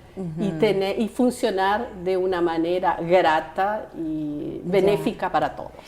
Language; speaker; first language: Spanish; native; Spanish